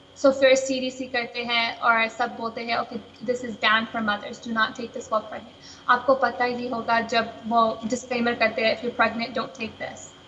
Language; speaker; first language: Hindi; early bilingual, heritage; Hindi